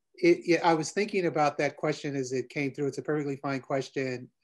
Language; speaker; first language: English; native; English